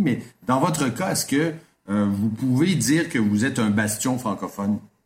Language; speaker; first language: French; native; French